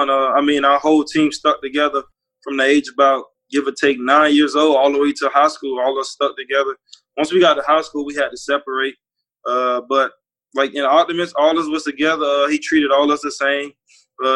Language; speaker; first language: English; native; English